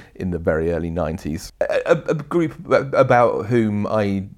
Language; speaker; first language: English; native; English